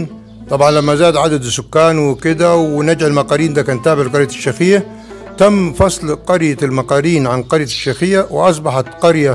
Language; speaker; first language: Arabic; native; Arabic